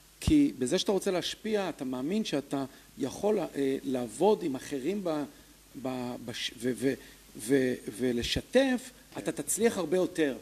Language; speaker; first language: Hebrew; early bilingual, other home language; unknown